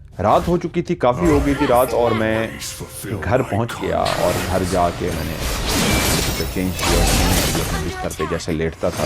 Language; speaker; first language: Urdu; non-native, local second language; Punjabi